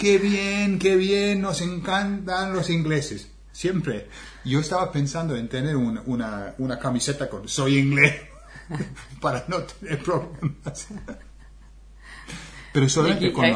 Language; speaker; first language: Spanish; non-native, fluent; English